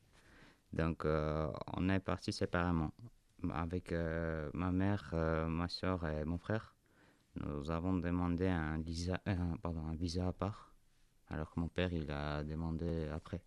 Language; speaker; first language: French; non-native, fluent; Armenian